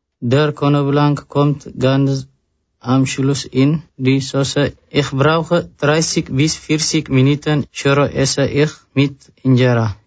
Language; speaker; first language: German; non-native, learner; Tigrinya